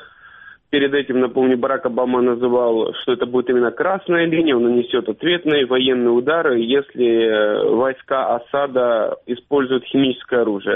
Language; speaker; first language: Russian; native; Russian